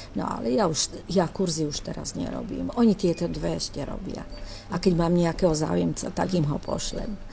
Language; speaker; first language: Slovak; native; Slovak